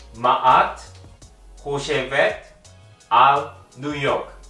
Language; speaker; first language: Hebrew; non-native, learner; Korean